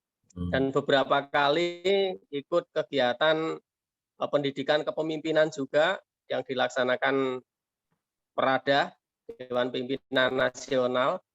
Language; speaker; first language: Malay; non-native, local second language; Javanese